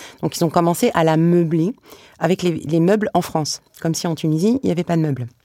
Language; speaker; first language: French; early bilingual, other home language; Arabic